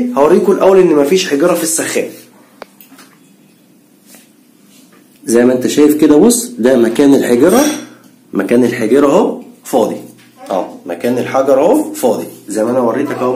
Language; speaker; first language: Arabic; native; Arabic